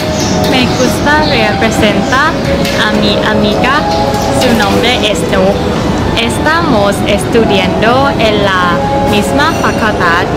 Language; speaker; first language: Spanish; non-native, learner; Thai